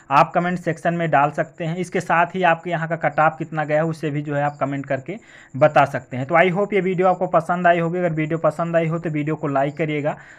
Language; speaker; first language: Hindi; native; Hindi